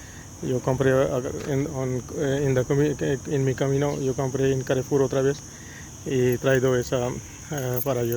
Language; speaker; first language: Spanish; non-native, learner; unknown